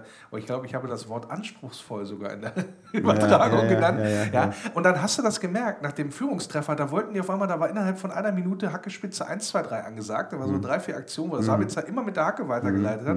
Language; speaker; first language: German; native; German